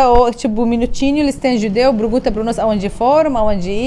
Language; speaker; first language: Portuguese; non-native, learner; Arabic